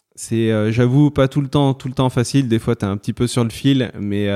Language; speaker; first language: French; native; French